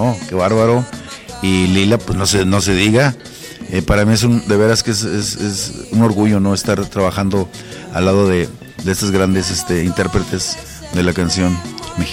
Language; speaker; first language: Spanish; native; Spanish